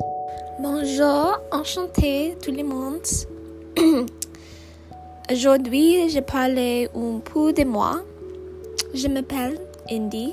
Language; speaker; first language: French; non-native, learner; English